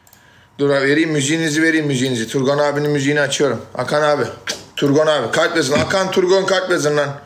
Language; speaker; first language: Turkish; native; Turkish